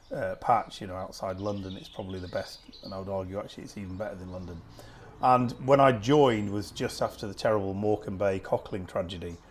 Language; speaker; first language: English; native; English